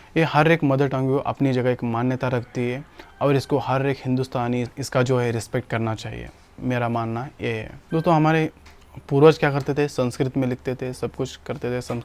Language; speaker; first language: Hindi; non-native, local second language; Kannada